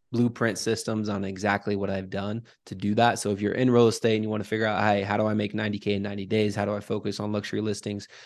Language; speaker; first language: English; native; English